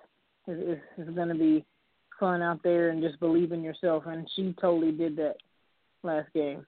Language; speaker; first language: English; native; English